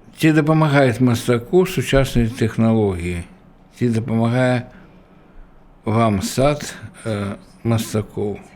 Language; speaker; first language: Belarusian; native; Belarusian